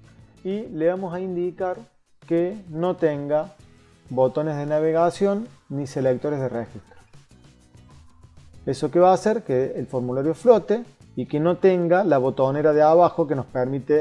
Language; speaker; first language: Spanish; native; Spanish